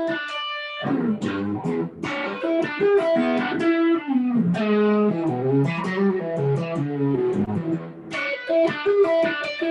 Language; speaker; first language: English; native; English